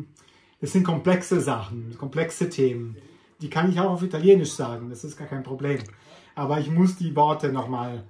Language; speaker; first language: German; non-native, fluent; Italian